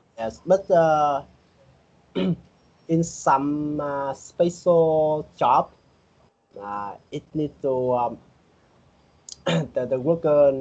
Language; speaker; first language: English; non-native, learner; Vietnamese